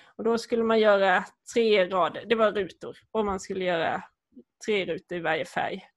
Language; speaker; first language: Swedish; native; Swedish